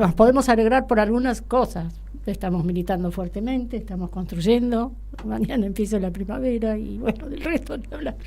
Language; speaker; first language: Spanish; native; Spanish